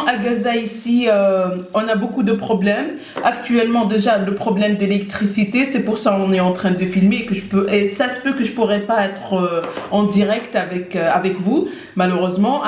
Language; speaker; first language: French; non-native, local second language; Arabic